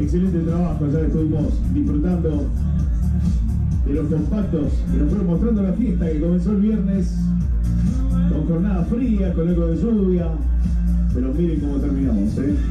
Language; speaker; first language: Spanish; native; Spanish